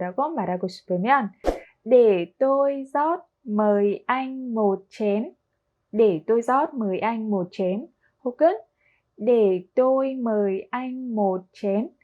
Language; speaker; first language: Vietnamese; non-native, fluent; Korean